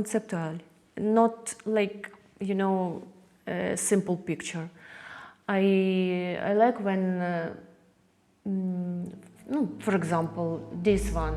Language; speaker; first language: English; non-native, learner; Russian